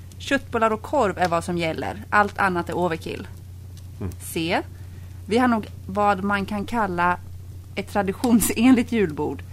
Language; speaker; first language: Swedish; native; Swedish